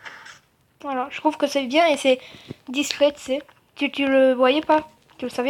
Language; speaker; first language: French; native; French